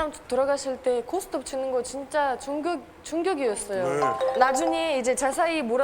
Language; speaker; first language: Korean; non-native, fluent; German